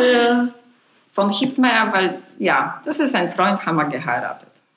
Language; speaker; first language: German; non-native, fluent; Polish